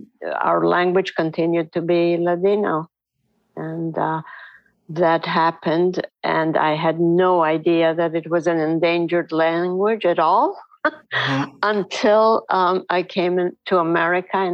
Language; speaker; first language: English; non-native, fluent; Ladino